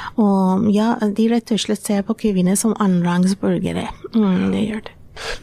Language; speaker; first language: Norwegian; non-native, fluent; Persian